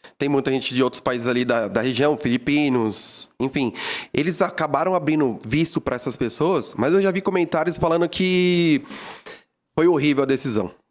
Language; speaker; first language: Portuguese; native; Portuguese